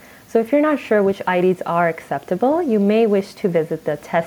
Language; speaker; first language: English; native; English